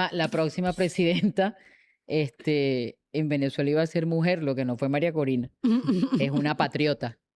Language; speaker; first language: Spanish; native; Spanish